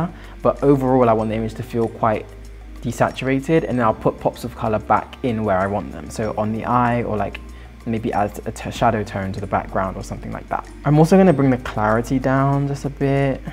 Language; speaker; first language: English; native; English